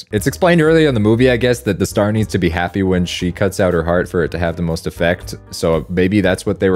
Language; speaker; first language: English; native; English